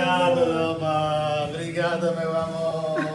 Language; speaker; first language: Portuguese; non-native, learner; Polish